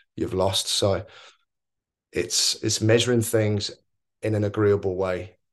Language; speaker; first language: English; native; English